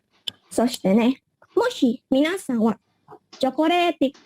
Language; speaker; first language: Japanese; non-native, learner; Indonesian